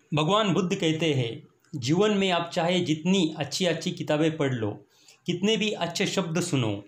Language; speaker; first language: Hindi; non-native, local second language; Marathi